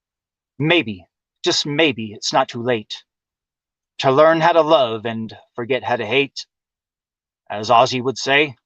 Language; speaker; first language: English; native; English